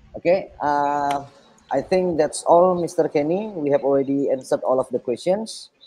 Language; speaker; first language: English; non-native, fluent; Indonesian